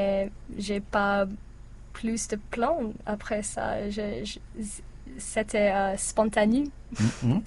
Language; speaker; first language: French; non-native, learner; English